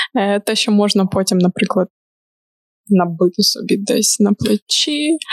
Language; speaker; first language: Ukrainian; non-native, local second language; Russian